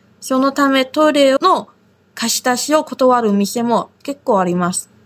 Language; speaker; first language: Japanese; non-native, fluent; Chinese